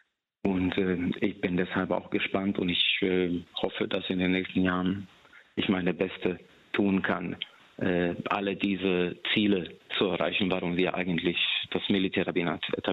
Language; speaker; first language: German; non-native, fluent; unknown